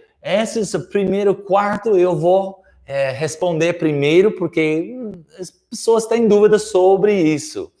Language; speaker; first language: Portuguese; non-native, fluent; English